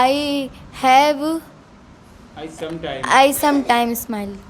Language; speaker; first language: English; non-native, learner; Hindi